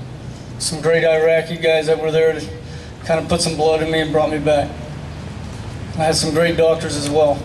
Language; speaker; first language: English; native; English